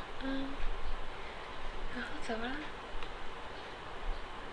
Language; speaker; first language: Chinese; native; Chinese